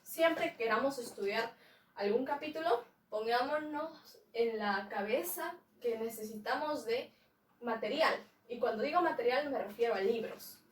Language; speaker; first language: Spanish; native; Spanish